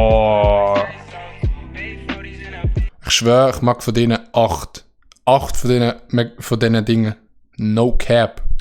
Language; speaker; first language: German; native; German